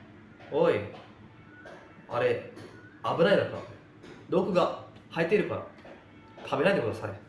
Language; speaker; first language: Japanese; non-native, fluent; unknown